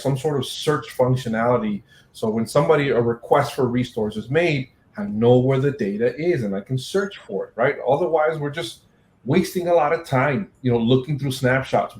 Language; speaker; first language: English; native; English